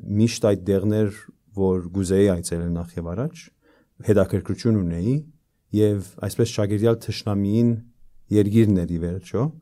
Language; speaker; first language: Armenian; early bilingual, heritage; Armenian